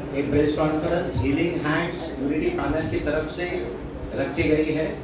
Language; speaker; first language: Hindi; non-native, local second language; Marathi